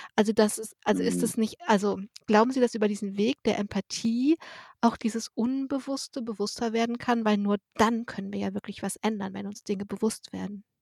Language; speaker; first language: German; native; German